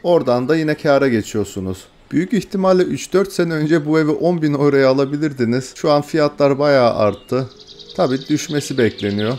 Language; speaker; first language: Turkish; native; Turkish